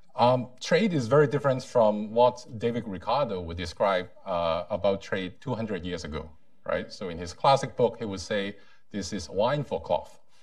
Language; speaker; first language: English; non-native, local second language; Cantonese